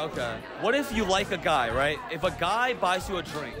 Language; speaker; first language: English; early bilingual, other home language; Chinese